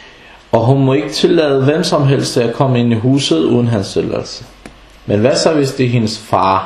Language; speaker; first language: Danish; non-native, fluent; Arabic